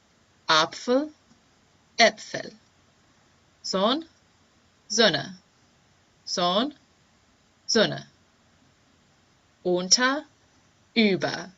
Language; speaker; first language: German; non-native, fluent; English